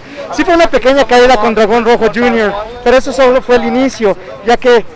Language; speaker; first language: Spanish; native; Spanish